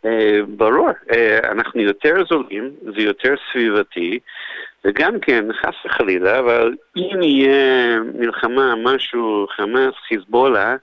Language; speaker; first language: Hebrew; non-native, fluent; English